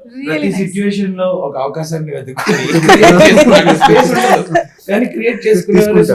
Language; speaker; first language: Telugu; native; Telugu